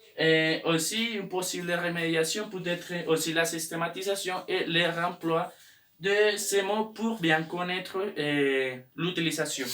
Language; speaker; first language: French; non-native, learner; Spanish